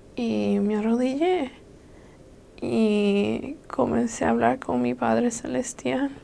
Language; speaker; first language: Spanish; early bilingual, other home language; English